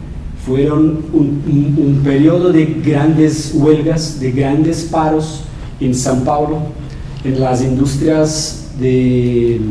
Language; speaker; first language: Spanish; non-native, fluent; Portuguese